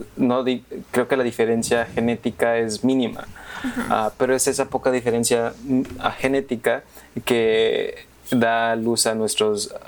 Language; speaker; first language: Spanish; early bilingual, heritage; Spanish